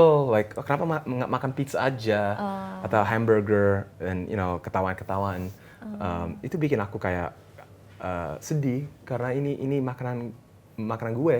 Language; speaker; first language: Indonesian; early bilingual, heritage; English